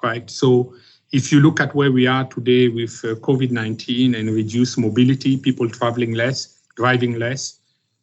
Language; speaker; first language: English; non-native, local second language; French